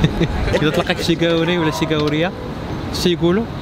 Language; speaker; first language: Arabic; native; Arabic